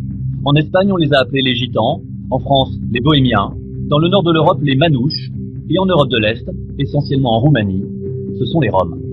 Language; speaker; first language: French; native; French